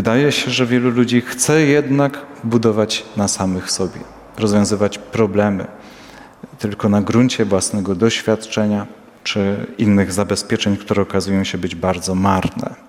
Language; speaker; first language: Polish; native; Polish